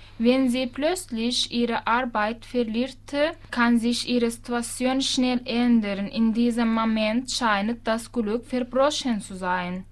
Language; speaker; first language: German; non-native, fluent; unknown